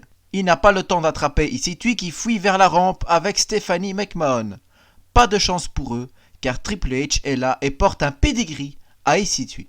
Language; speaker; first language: French; native; French